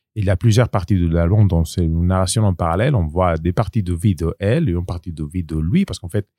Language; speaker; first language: French; non-native, learner; Spanish